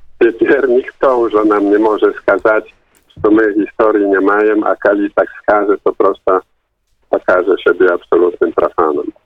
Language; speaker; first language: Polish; non-native, local second language; Belarusian